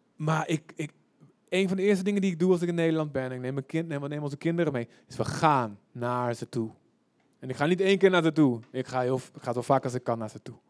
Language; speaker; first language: Dutch; early bilingual, other home language; Indonesian